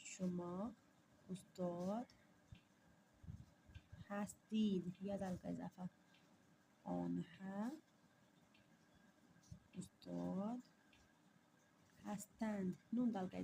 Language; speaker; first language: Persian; non-native, fluent; Urdu